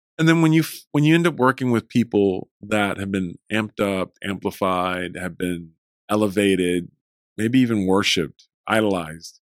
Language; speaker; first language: English; early bilingual, other home language; Spanish